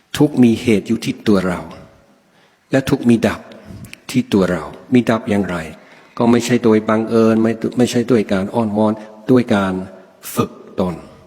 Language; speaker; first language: Thai; non-native, fluent; English